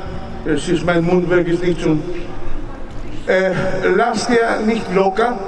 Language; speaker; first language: German; non-native, fluent; Greek